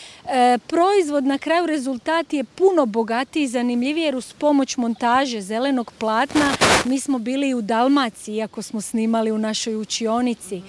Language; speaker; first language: Croatian; native; Croatian